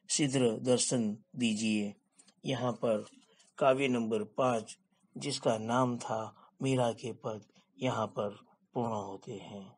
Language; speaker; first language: Hindi; non-native, local second language; Gujarati